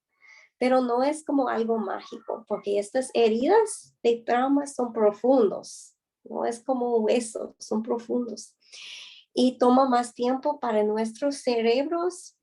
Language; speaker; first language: Spanish; non-native, fluent; English